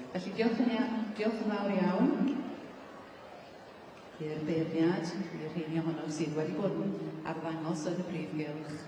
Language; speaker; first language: Welsh; native; Welsh